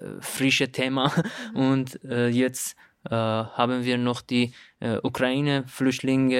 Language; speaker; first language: German; non-native, learner; Persian